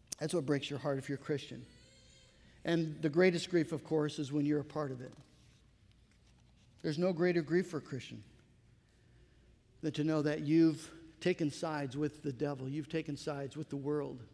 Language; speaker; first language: English; native; English